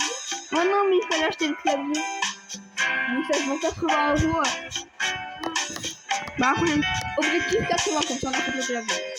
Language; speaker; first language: French; native; French